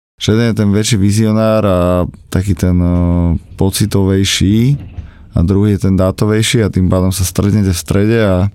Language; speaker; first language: Slovak; native; Slovak